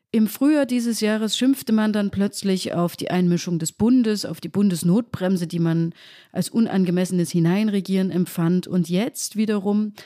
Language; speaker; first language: German; native; German